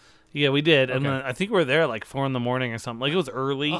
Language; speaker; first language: English; native; English